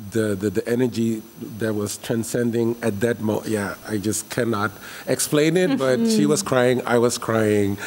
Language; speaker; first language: English; early bilingual, other home language; Dutch